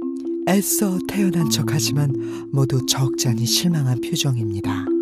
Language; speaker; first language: Korean; native; Korean